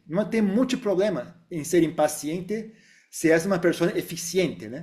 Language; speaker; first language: Spanish; non-native, fluent; Portuguese